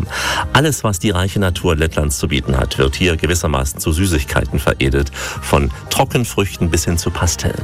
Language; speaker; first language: German; native; German